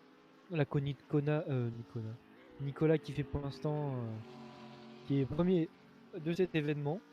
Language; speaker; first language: French; native; French